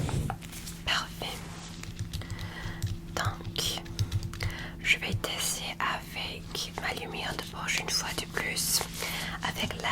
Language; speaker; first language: French; non-native, learner; English